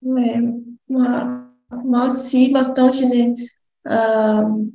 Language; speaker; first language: French; non-native, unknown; Portuguese